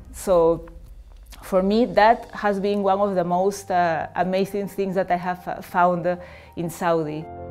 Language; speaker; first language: English; non-native, fluent; Spanish